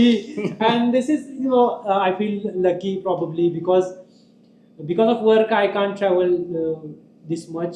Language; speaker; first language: English; non-native, local second language; Marathi